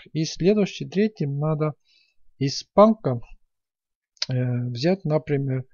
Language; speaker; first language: Russian; non-native, fluent; Estonian